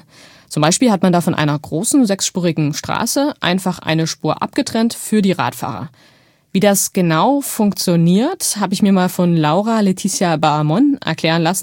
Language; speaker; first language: German; native; German